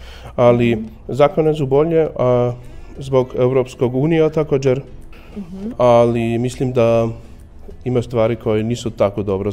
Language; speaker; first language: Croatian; non-native, learner; German